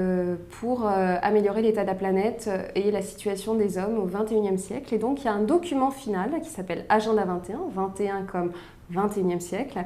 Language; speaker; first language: French; native; French